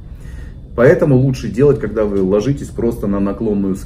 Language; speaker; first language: Russian; native; Russian